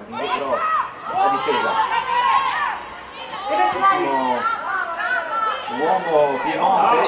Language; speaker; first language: Italian; native; Italian